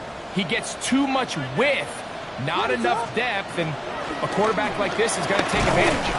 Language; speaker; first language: English; native; English